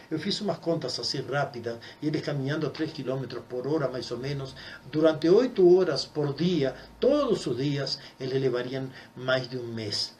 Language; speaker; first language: Portuguese; non-native, fluent; Spanish